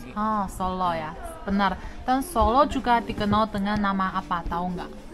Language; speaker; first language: Indonesian; non-native, fluent; Chinese